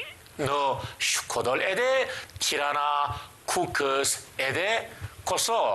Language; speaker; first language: Albanian; non-native, learner; Korean